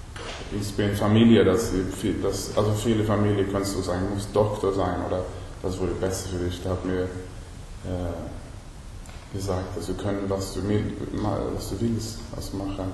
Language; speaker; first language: German; non-native, learner; Swedish